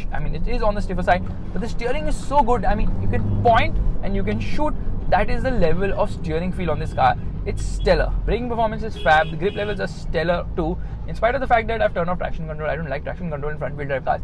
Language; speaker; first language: English; non-native, local second language; Hindi